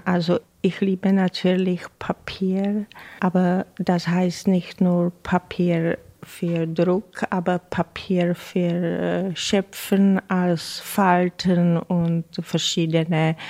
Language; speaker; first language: German; non-native, fluent; Czech